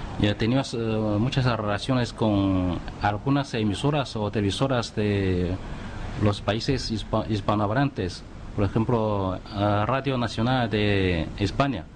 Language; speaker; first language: Spanish; non-native, fluent; Chinese